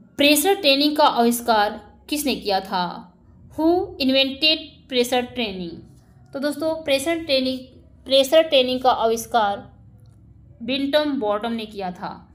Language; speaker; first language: Hindi; native; Hindi